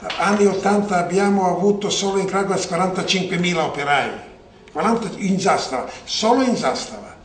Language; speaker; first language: Italian; non-native, fluent; Serbian